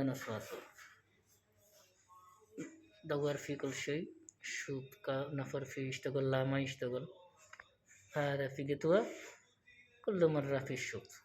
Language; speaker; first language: Arabic; non-native, learner; Bangla